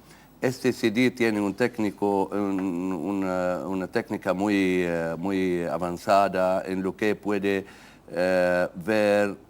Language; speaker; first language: Spanish; non-native, fluent; Arabic